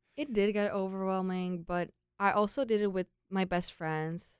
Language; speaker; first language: English; non-native, fluent; Czech